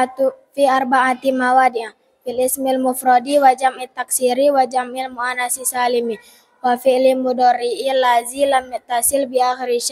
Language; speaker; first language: Arabic; non-native, learner; Indonesian